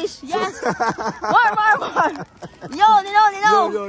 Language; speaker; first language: English; non-native, local second language; Cebuano